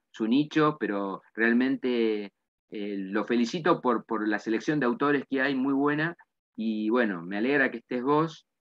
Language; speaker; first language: Spanish; native; Spanish